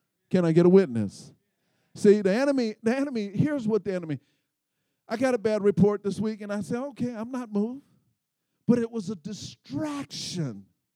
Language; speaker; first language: English; native; English